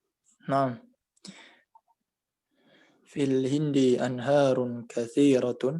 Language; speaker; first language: Arabic; non-native, learner; Indonesian